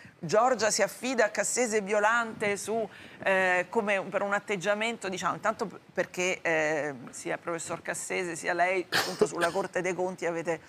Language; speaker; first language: Italian; native; Italian